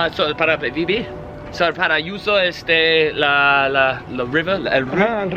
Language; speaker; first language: Spanish; non-native, learner; English